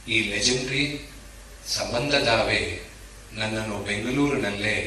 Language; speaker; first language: Kannada; non-native, local second language; Telugu